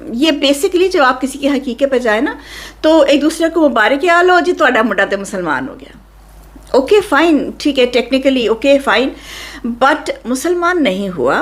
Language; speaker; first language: Urdu; native; Urdu